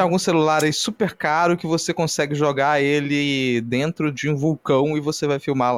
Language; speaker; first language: Portuguese; native; Portuguese